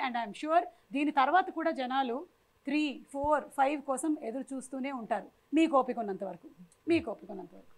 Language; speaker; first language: Telugu; native; Telugu